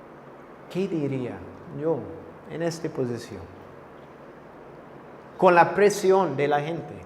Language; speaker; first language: Spanish; non-native, fluent; English